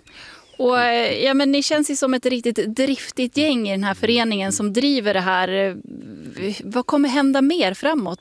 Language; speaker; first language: Swedish; native; Swedish